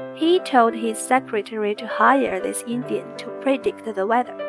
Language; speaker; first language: English; non-native, fluent; Chinese